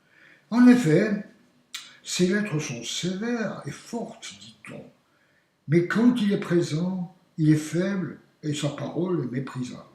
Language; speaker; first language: French; native; French